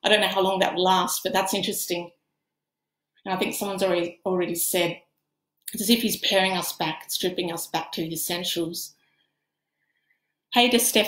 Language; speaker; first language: English; native; English